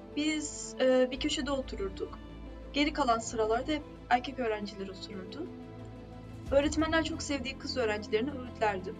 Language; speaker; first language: Turkish; native; Turkish